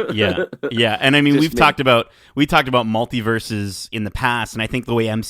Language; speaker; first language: English; native; English